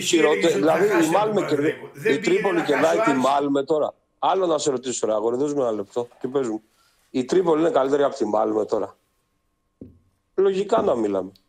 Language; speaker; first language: Greek; native; Greek